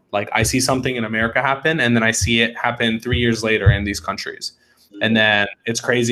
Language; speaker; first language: English; native; English